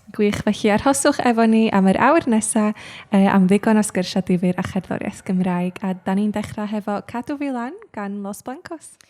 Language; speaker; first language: Welsh; native; Welsh